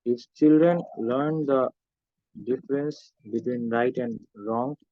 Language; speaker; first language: English; non-native, local second language; Nepali